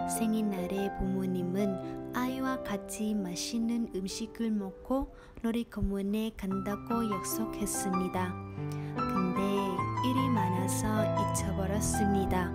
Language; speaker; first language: Korean; non-native, learner; Vietnamese